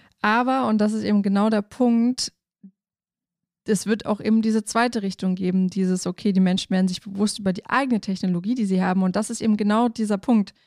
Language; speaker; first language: German; native; German